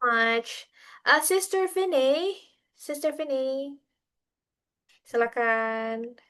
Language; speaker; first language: English; non-native, fluent; Indonesian